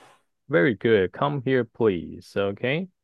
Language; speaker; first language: English; non-native, fluent; Chinese